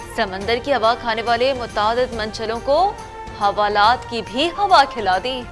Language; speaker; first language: Urdu; native; Urdu